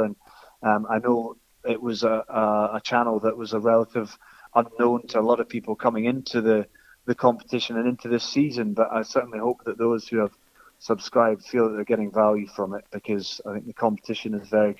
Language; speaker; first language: English; native; English